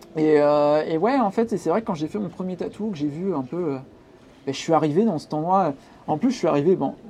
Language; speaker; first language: French; native; French